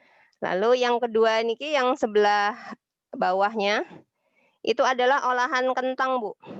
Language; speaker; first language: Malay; non-native, local second language; Javanese